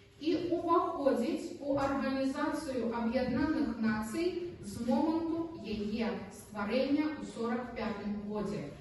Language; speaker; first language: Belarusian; native; Belarusian